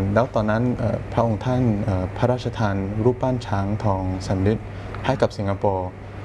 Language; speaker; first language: Thai; non-native, fluent; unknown